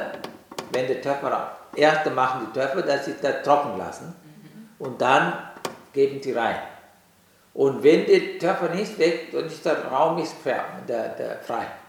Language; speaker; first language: German; non-native, learner; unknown